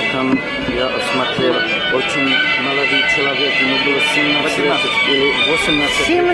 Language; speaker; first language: Russian; non-native, learner; Czech